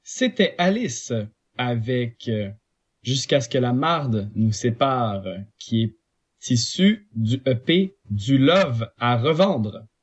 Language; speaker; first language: French; native; French